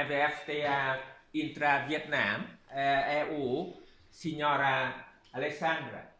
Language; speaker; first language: Italian; non-native, learner; Vietnamese